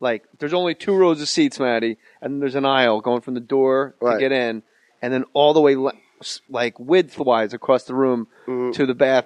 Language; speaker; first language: English; native; English